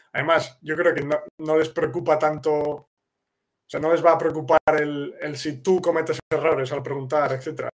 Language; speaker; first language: Spanish; native; Spanish